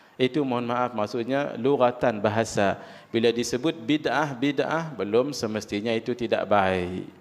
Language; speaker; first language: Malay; native; Malay